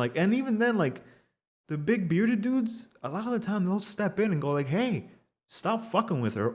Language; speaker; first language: English; native; English